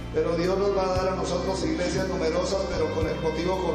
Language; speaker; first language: Spanish; native; Spanish